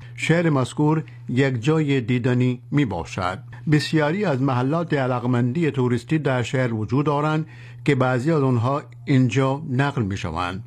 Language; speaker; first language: Persian; non-native, fluent; Urdu